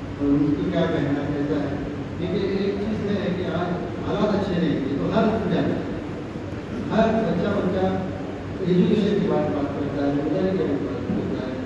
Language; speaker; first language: Hindi; native; Hindi